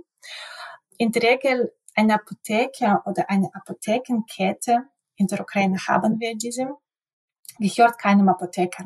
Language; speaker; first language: German; non-native, local second language; Ukrainian